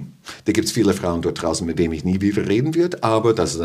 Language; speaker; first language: German; non-native, fluent; English